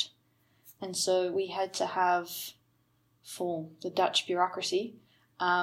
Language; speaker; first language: English; native; English